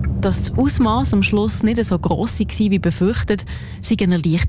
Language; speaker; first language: German; native; German